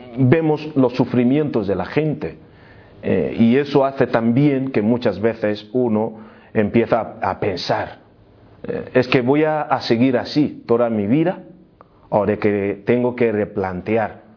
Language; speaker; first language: Spanish; non-native, fluent; Igbo